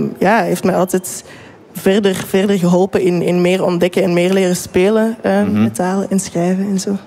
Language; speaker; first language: Dutch; native; Dutch